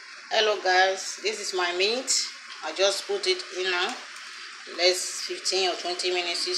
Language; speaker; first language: English; non-native, local second language; Igbo